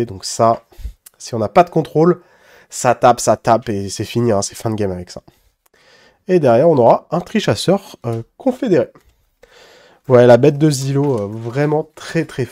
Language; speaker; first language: French; native; French